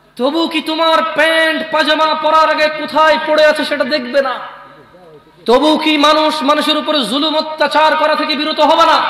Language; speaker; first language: Bangla; early bilingual, heritage; Bangla